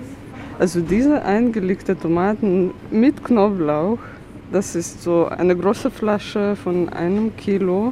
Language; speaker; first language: German; non-native, fluent; Russian